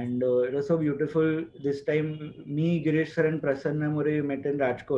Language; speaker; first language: English; non-native, local second language; Gujarati